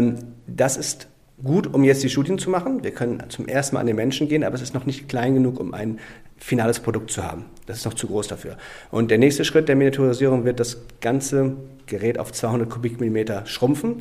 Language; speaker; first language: German; native; German